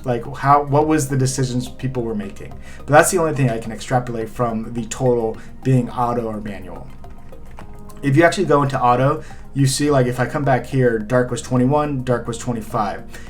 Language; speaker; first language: English; native; English